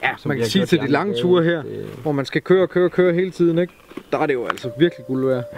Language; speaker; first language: Danish; native; Danish